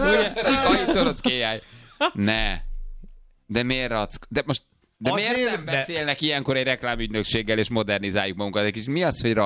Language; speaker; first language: Hungarian; native; Hungarian